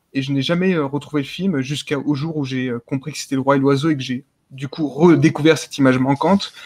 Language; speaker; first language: French; native; French